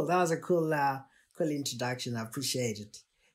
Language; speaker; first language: English; non-native, local second language; Tswana